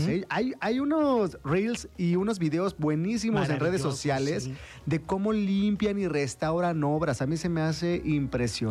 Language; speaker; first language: Spanish; native; Spanish